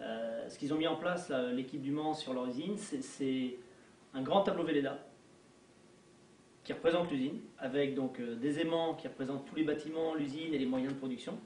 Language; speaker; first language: French; native; French